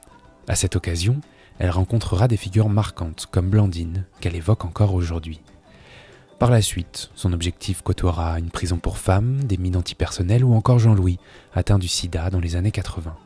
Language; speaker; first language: French; native; French